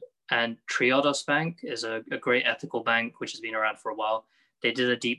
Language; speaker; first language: English; native; English